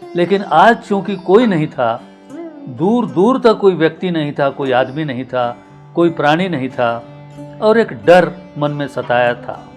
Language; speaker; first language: Hindi; non-native, local second language; Marathi